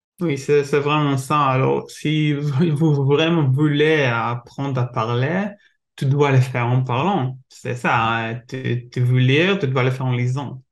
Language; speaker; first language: French; non-native, learner; Hebrew